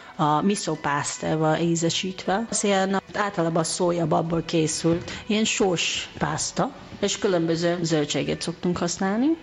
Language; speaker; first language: Hungarian; non-native, learner; Japanese